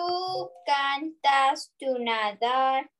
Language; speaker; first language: Spanish; non-native, learner; English